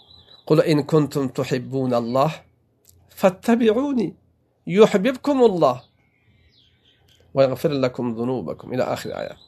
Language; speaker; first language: Arabic; non-native, fluent; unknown